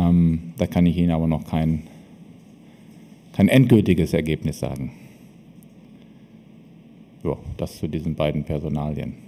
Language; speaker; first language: German; native; German